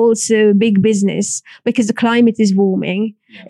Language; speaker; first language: English; non-native, fluent; Hungarian